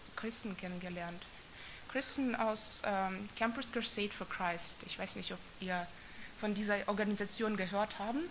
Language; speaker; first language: German; non-native, fluent; Russian